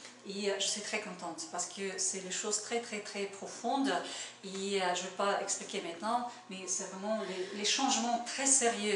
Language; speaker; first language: French; non-native, learner; Russian